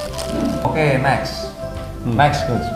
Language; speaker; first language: English; non-native, learner; Indonesian